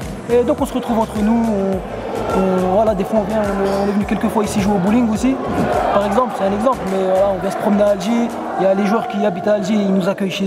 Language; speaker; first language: French; native; French